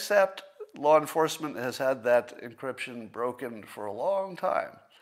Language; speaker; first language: English; native; English